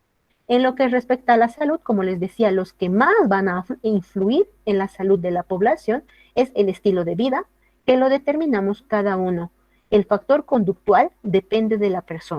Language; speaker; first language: Spanish; native; Spanish